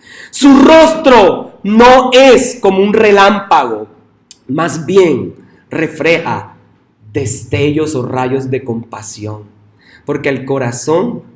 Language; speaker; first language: Spanish; native; Spanish